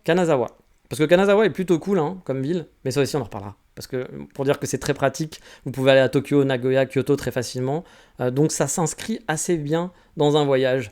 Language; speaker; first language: French; native; French